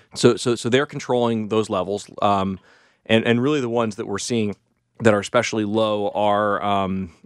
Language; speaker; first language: English; native; English